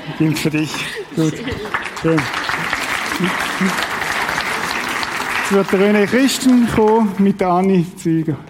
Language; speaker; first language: German; native; German